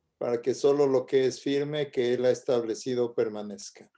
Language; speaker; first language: Spanish; native; Spanish